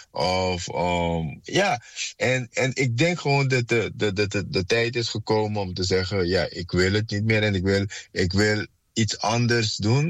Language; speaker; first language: Dutch; non-native, fluent; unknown